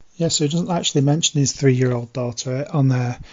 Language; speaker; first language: English; native; English